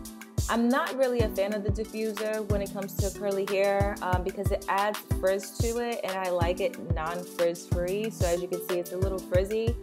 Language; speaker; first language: English; native; English